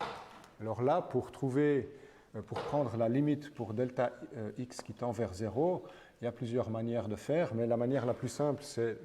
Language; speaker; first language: French; native; French